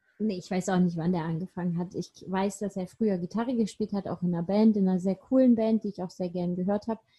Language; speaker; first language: German; native; German